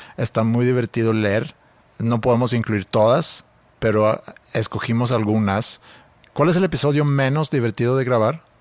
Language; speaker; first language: Spanish; non-native, fluent; Swedish